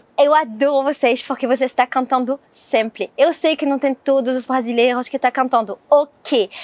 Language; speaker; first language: Portuguese; non-native, learner; French